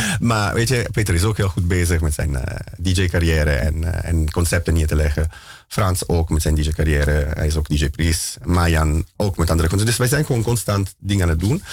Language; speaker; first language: Dutch; non-native, fluent; Italian